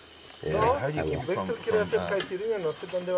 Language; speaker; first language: Spanish; native; Spanish